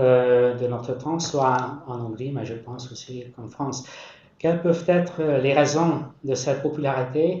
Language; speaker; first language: French; non-native, fluent; Hungarian